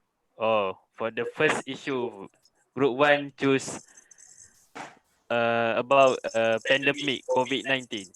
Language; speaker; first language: English; non-native, local second language; Malay